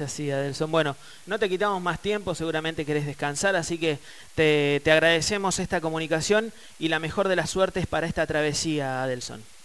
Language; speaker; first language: Spanish; native; Spanish